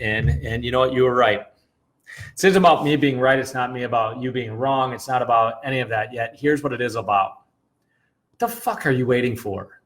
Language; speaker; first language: English; native; English